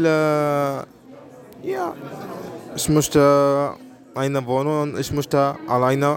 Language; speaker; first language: German; non-native, learner; Arabic